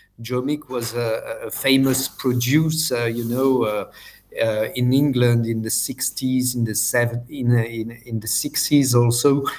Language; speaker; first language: English; non-native, fluent; French